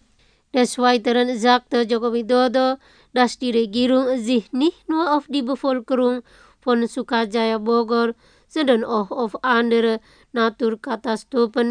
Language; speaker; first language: German; non-native, fluent; Indonesian